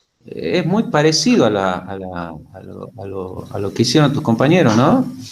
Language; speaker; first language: Spanish; native; Spanish